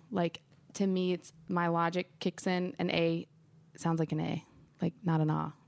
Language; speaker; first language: English; native; English